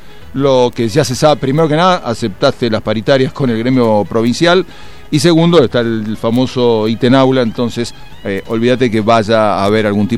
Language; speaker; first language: Spanish; native; Spanish